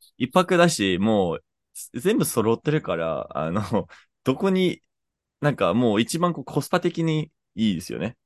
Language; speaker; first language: Japanese; native; Japanese